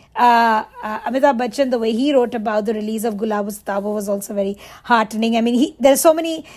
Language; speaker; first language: English; non-native, local second language; Bangla